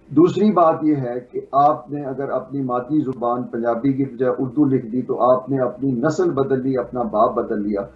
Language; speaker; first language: Urdu; non-native, local second language; Punjabi